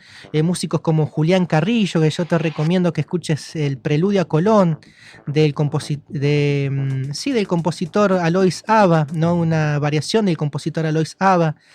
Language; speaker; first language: Spanish; native; Spanish